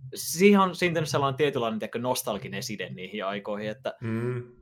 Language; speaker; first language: Finnish; native; Finnish